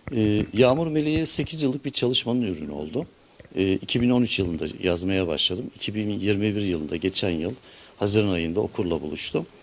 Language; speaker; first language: Turkish; native; Turkish